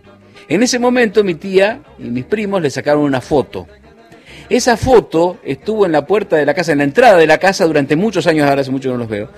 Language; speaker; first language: Spanish; native; Spanish